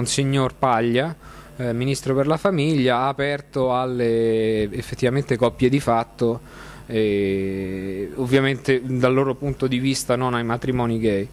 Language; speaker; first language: Italian; native; Italian